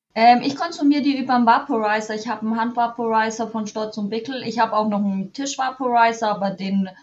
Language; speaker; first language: German; native; German